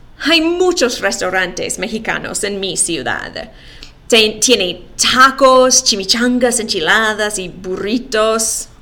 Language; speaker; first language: Spanish; non-native, fluent; English